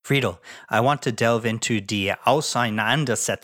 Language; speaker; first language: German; non-native, learner; English